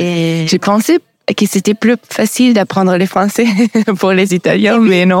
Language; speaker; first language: French; non-native, learner; Italian